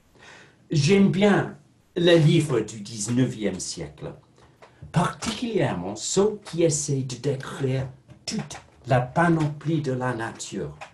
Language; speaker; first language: French; non-native, fluent; English